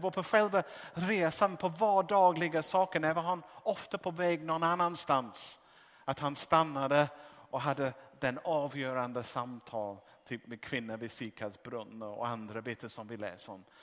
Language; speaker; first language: Swedish; non-native, fluent; English